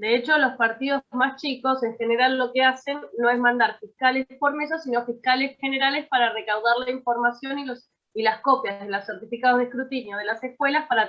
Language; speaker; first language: Spanish; native; Spanish